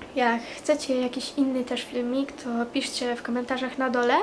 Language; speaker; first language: Polish; non-native, fluent; Italian